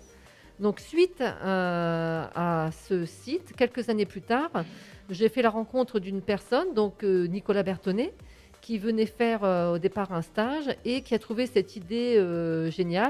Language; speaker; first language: French; native; French